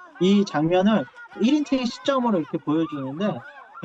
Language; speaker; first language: Korean; native; Korean